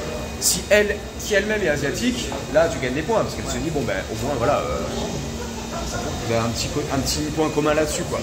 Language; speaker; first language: French; native; French